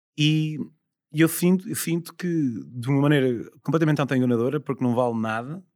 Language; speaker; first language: Portuguese; native; Portuguese